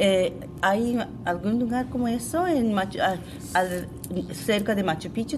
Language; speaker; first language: Spanish; non-native, fluent; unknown